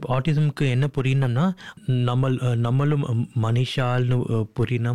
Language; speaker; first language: Tamil; early bilingual, heritage; Tamil